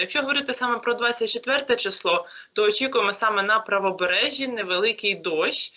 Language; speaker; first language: Ukrainian; native; Ukrainian